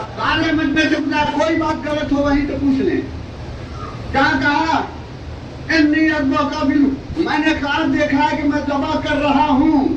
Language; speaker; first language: Hindi; native; Hindi